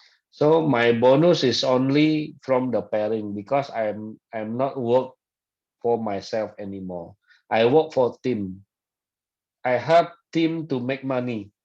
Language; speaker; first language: English; non-native, fluent; Indonesian